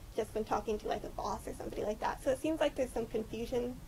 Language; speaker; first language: English; native; English